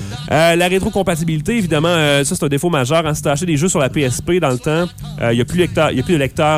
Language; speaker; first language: French; native; French